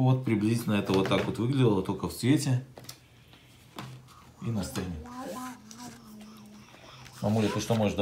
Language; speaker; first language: Russian; native; Russian